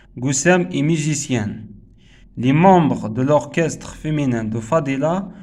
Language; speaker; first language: French; non-native, local second language; Arabic